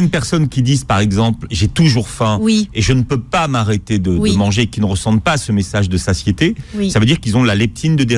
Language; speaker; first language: French; native; French